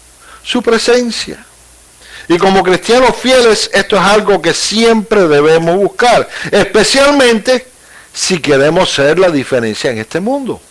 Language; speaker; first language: Spanish; native; Spanish